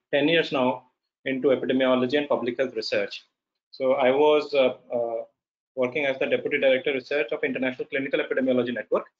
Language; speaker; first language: English; non-native, local second language; Odia